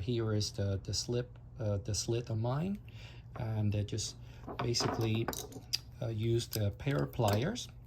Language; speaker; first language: English; native; English